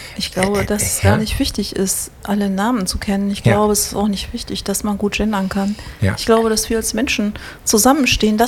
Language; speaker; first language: German; native; German